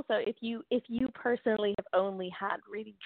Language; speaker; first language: English; native; English